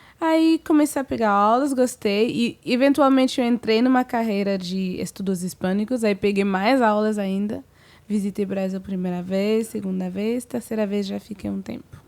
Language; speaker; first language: Portuguese; non-native, fluent; French